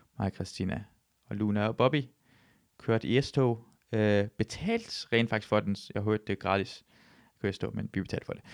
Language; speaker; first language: Danish; early bilingual, other home language; Persian